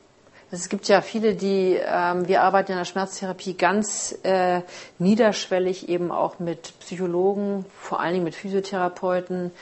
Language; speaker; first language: German; native; German